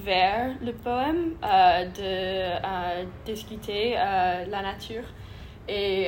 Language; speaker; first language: French; non-native, learner; English